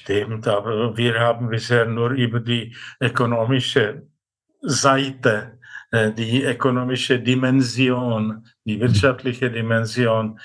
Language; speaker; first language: German; non-native, fluent; Czech